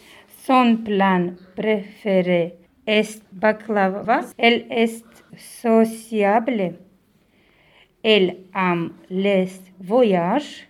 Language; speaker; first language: French; non-native, learner; Turkish